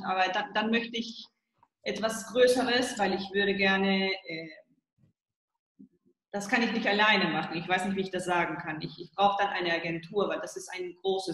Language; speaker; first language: German; early bilingual, heritage; Spanish